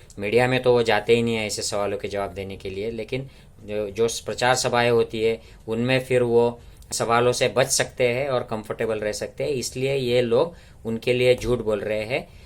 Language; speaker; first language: Hindi; non-native, local second language; Marathi